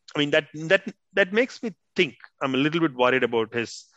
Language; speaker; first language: English; non-native, local second language; Tamil